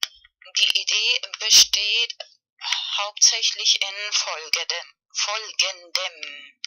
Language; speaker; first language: German; non-native, learner; Spanish